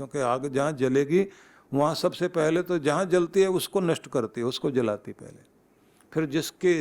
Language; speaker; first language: Hindi; native; Hindi